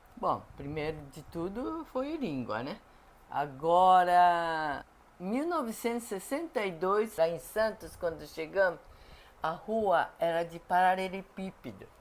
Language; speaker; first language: Portuguese; non-native, fluent; Japanese